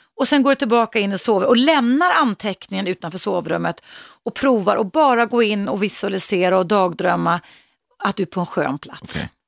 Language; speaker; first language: Swedish; native; Swedish